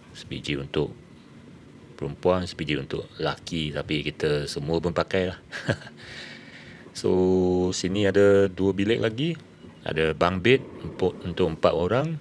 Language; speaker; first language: Malay; native; Malay